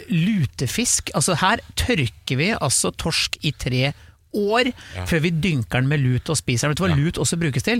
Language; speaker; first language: Norwegian; native; Norwegian